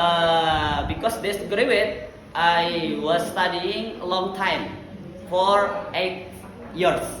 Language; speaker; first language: English; non-native, learner; Indonesian